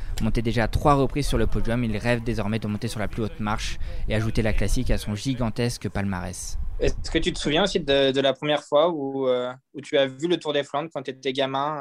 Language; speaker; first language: French; native; French